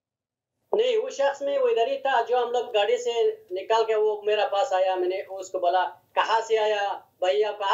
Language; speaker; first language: Hindi; non-native, learner; Hazaragi